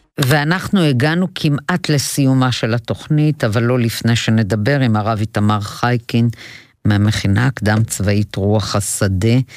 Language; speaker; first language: Hebrew; native; Hebrew